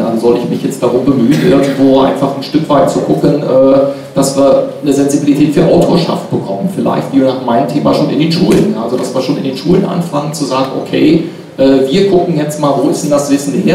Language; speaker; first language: German; native; German